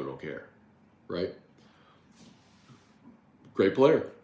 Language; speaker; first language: English; native; English